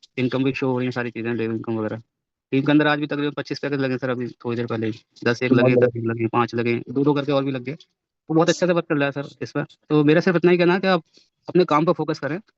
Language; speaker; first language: Hindi; native; Hindi